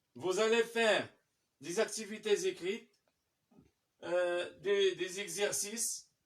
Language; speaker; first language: French; non-native, local second language; Arabic